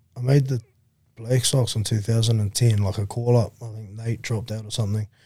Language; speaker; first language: English; native; English